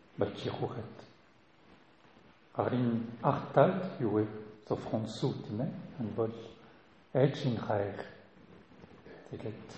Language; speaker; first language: Mongolian; non-native, learner; French